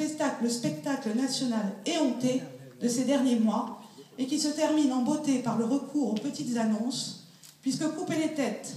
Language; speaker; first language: French; native; French